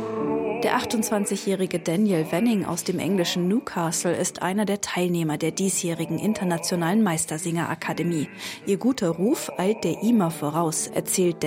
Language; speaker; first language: German; native; German